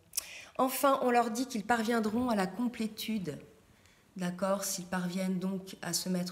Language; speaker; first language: French; native; French